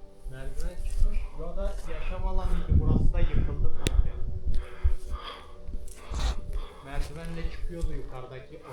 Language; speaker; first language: Turkish; native; Turkish